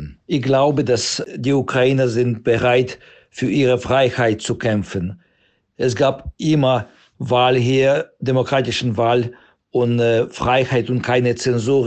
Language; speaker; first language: German; non-native, fluent; Russian